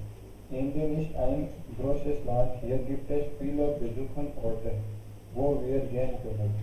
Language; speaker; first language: German; non-native, learner; Hindi